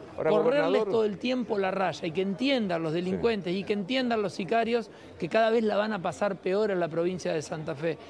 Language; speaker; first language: Spanish; native; Spanish